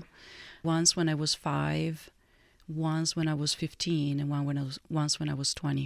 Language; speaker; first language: English; non-native, fluent; Italian